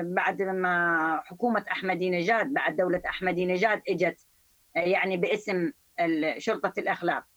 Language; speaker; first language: Arabic; non-native, fluent; Persian